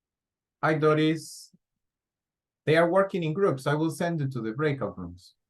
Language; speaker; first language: English; non-native, fluent; Spanish